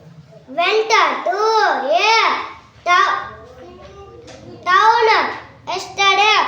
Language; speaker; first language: English; non-native, learner; Telugu